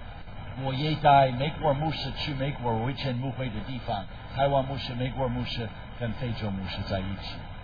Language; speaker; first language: Chinese; non-native, fluent; English